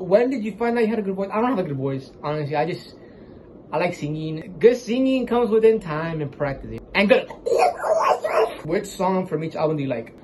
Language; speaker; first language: English; early bilingual, other home language; Spanish